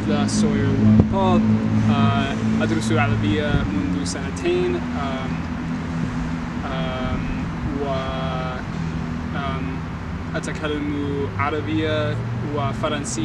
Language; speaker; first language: Arabic; non-native, learner; English